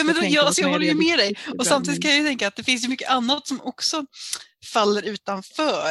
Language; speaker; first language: Swedish; native; Swedish